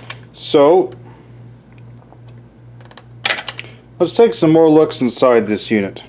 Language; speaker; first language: English; native; English